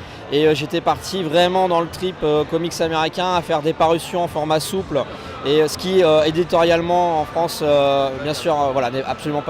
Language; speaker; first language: French; native; French